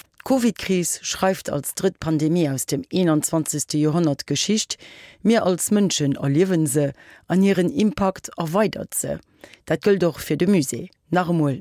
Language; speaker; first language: Luxembourgish; native; Luxembourgish